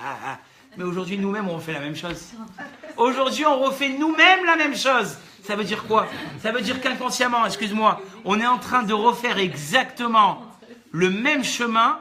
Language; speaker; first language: French; native; French